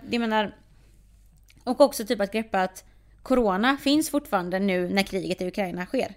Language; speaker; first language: Swedish; early bilingual, other home language; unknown